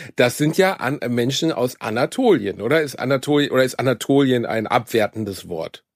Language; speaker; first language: German; native; German